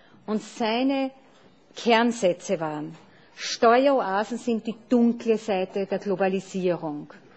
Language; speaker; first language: German; native; German